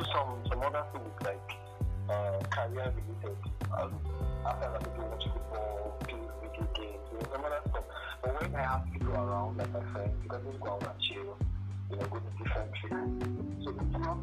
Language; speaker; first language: English; non-native, local second language; Yoruba